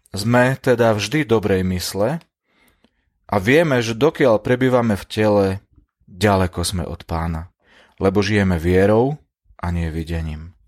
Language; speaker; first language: Slovak; native; Slovak